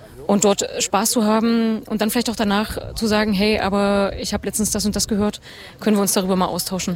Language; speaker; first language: German; native; German